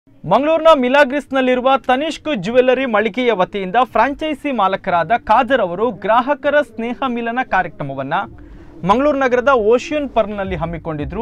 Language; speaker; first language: Kannada; native; Kannada